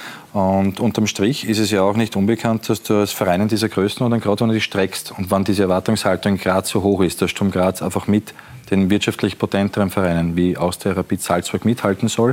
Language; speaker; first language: German; native; German